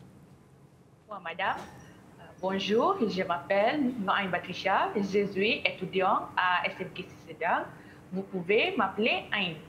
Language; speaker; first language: French; non-native, learner; Malay